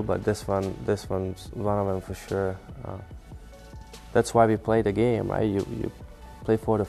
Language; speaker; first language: English; non-native, fluent; Czech